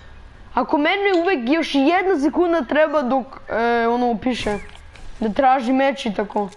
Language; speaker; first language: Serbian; early bilingual, heritage; Serbian